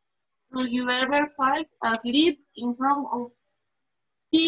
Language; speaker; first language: English; non-native, learner; Spanish